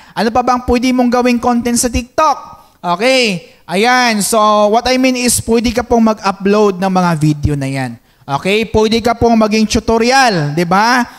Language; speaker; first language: Filipino; non-native, local second language; Hiligaynon